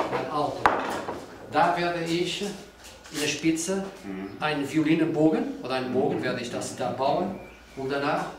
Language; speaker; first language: German; non-native, learner; Portuguese